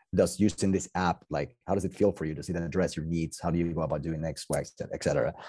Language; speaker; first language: English; non-native, fluent; Spanish